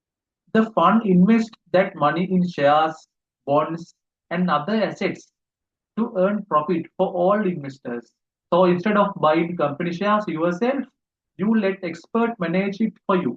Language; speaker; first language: English; non-native, local second language; Sinhala